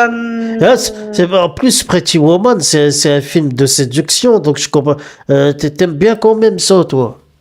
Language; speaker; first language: French; native; French